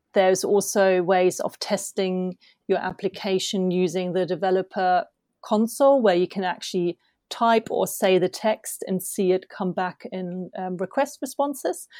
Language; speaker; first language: English; non-native, fluent; German